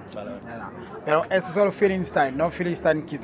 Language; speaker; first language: Spanish; non-native, learner; Portuguese